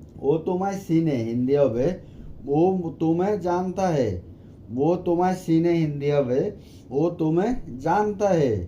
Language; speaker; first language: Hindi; non-native, learner; Bangla